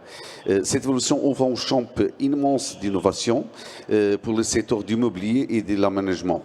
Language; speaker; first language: French; non-native, learner; Portuguese